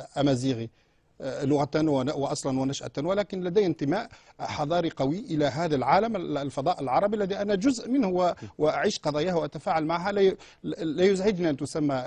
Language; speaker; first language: Arabic; non-native, local second language; Berber languages